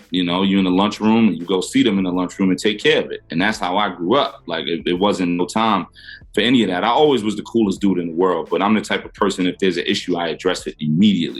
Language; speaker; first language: English; native; English